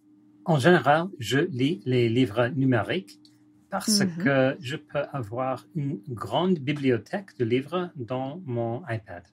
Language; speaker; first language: French; non-native, learner; English